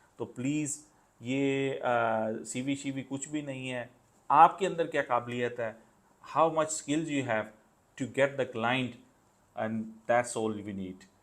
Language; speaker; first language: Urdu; non-native, local second language; Punjabi